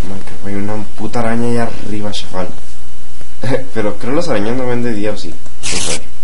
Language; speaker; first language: Spanish; native; Spanish